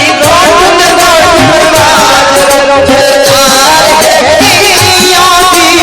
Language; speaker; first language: Hindi; native; Hindi